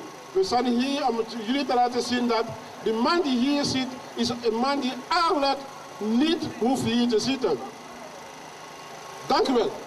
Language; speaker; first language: Dutch; non-native, learner; French